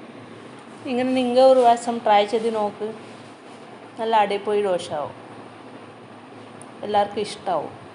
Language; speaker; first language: Malayalam; non-native, local second language; Marathi